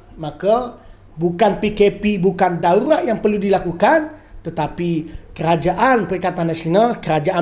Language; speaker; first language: Malay; native; Malay